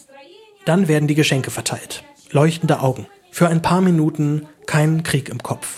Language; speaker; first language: German; native; German